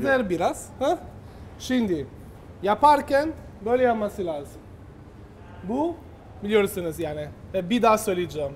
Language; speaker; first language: Turkish; non-native, learner; Italian